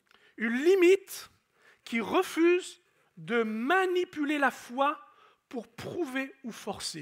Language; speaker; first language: French; native; French